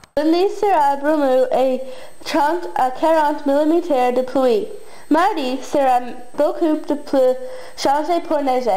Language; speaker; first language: French; non-native, learner; English